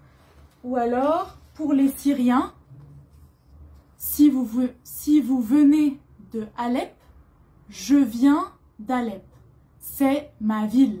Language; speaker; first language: French; native; French